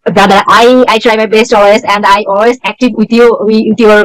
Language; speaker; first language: English; non-native, learner; Bangla